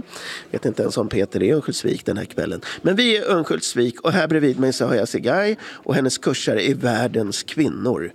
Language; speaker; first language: Swedish; native; Swedish